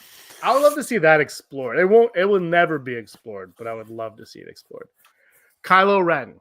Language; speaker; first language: English; native; English